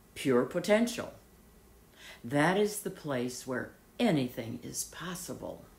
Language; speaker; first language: English; native; English